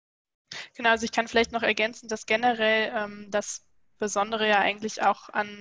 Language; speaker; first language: German; native; German